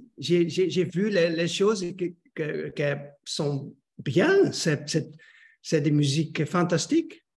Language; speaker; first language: French; non-native, learner; Dutch